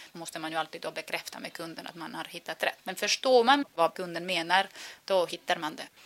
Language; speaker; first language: Swedish; non-native, fluent; Estonian